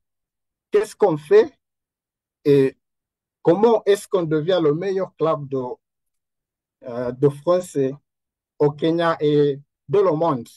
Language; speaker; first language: French; non-native, fluent; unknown